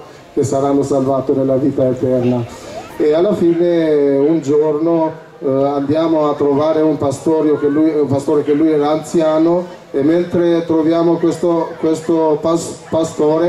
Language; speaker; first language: Italian; non-native, fluent; Albanian